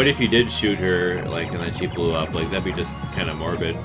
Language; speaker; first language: English; native; English